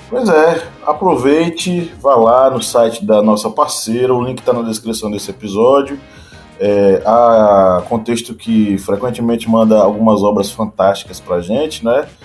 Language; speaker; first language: Portuguese; native; Portuguese